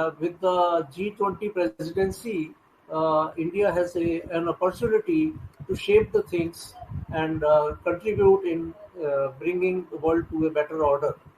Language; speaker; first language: English; non-native, local second language; Hindi